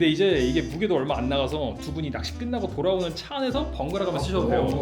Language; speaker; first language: Korean; native; Korean